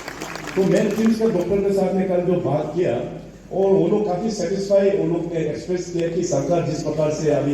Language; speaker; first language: Hindi; non-native, local second language; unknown